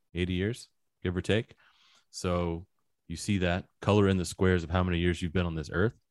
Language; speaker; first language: English; native; English